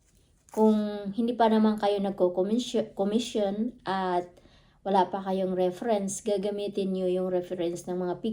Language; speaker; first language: Filipino; non-native, local second language; Cebuano